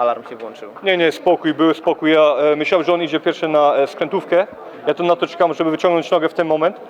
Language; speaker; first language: Polish; early bilingual, heritage; Polish